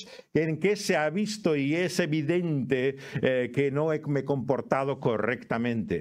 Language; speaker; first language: Spanish; native; Spanish